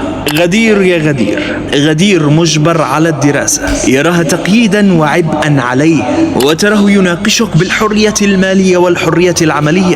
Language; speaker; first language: Arabic; native; Arabic